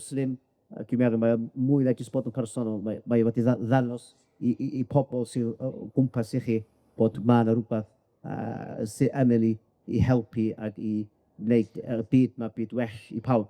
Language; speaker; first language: Welsh; native; Welsh